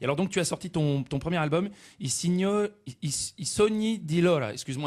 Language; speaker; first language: French; native; French